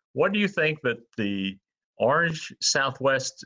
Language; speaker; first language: English; native; English